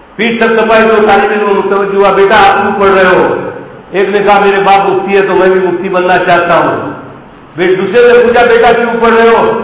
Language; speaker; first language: Urdu; non-native, local second language; Gujarati